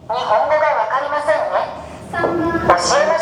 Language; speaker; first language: Japanese; non-native, learner; Bangla